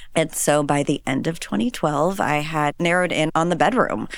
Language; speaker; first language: English; native; English